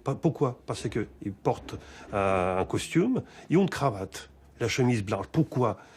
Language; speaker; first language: French; non-native, fluent; Russian